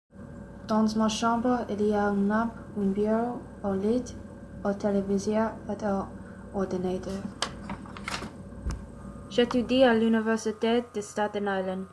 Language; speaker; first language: French; non-native, learner; English